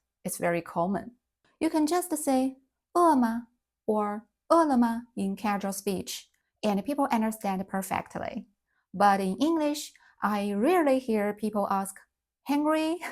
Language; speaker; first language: English; non-native, fluent; Chinese